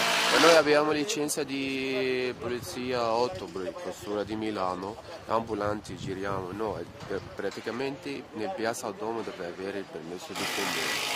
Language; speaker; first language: Italian; non-native, learner; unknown